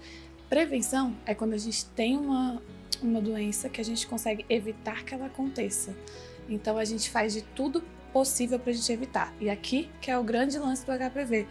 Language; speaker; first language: Portuguese; native; Portuguese